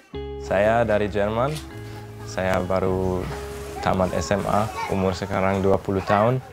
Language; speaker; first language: Indonesian; non-native, fluent; German